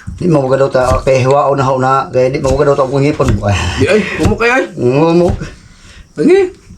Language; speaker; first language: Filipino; non-native, local second language; Cebuano